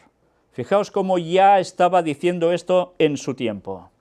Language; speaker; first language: Spanish; native; Spanish